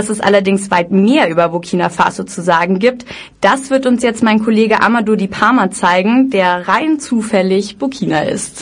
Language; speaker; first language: German; native; German